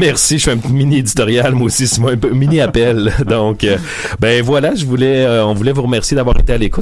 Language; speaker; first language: French; native; French